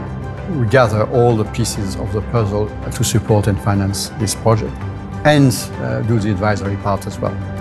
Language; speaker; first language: English; non-native, fluent; French